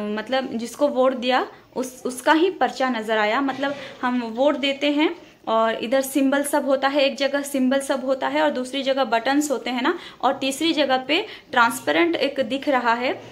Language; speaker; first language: Hindi; native; Hindi